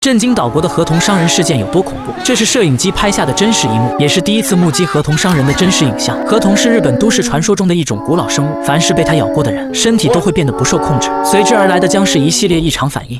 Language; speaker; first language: Chinese; native; Chinese